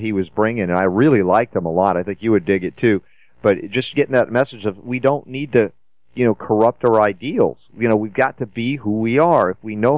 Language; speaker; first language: English; native; English